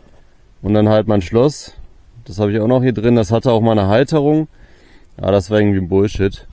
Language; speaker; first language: German; native; German